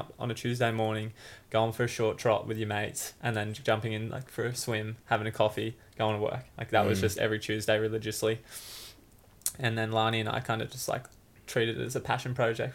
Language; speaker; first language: English; native; English